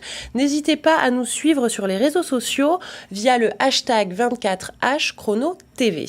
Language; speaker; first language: French; native; French